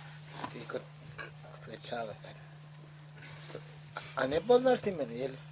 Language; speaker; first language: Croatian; non-native, local second language; Romany